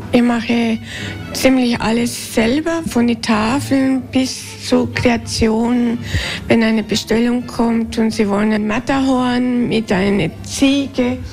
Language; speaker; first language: German; early bilingual, heritage; Spanish